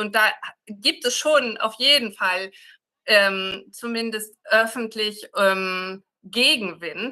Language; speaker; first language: German; native; German